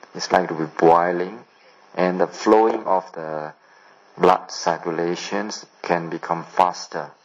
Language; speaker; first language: English; non-native, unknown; Burmese